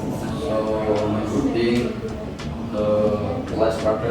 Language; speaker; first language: English; non-native, learner; Indonesian